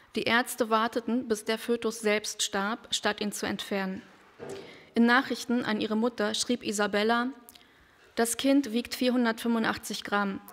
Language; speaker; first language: German; native; German